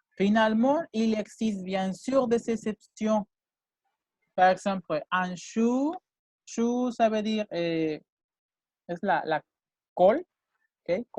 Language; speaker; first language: French; non-native, fluent; Spanish